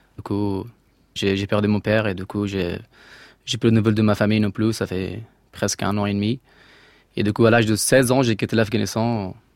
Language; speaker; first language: French; non-native, fluent; Persian